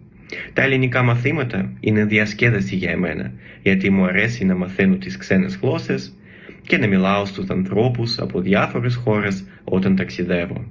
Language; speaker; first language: Greek; non-native, learner; Russian